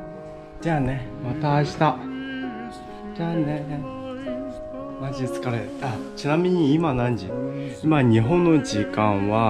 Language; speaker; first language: Japanese; non-native, fluent; Chinese